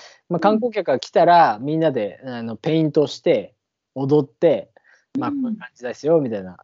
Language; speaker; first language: Japanese; native; Japanese